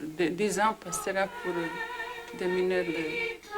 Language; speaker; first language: French; non-native, learner; Croatian